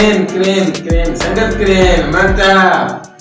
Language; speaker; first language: Indonesian; non-native, learner; Urdu